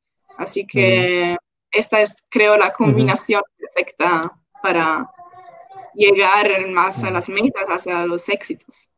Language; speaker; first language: Spanish; non-native, local second language; Italian